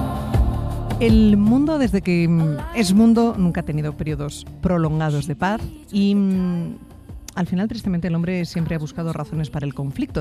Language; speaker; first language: Spanish; native; Spanish